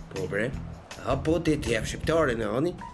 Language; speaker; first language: Albanian; early bilingual, heritage; Albanian